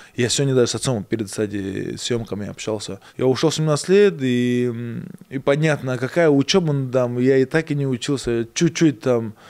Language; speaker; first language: Russian; native; Russian